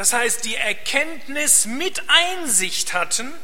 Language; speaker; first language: German; native; German